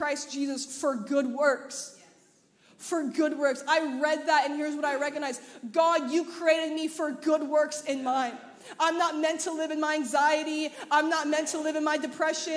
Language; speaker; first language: English; native; English